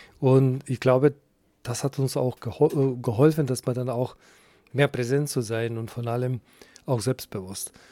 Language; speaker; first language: German; non-native, fluent; Romany